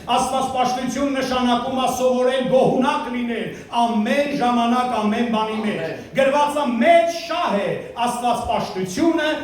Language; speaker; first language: Armenian; early bilingual, heritage; Armenian